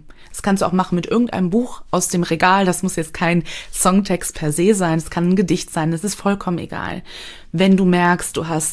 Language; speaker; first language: German; native; German